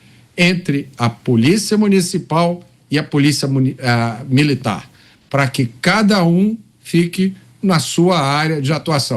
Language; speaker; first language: Portuguese; native; Portuguese